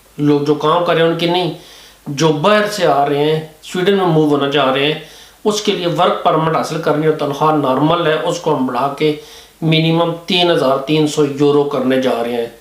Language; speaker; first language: Urdu; native; Urdu